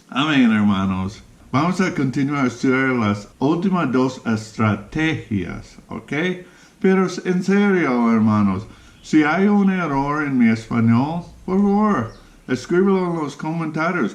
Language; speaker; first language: Spanish; non-native, fluent; English